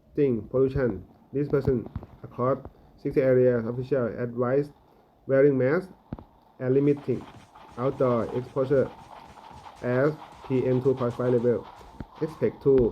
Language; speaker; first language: English; non-native, learner; Thai